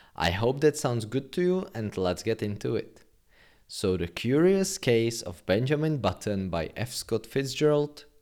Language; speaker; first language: English; non-native, fluent; Czech